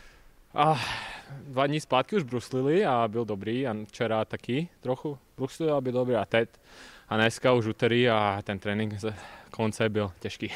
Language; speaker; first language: Czech; non-native, learner; Latvian